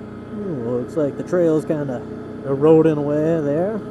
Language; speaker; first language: English; native; English